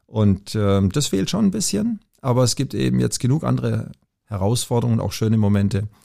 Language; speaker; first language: German; native; German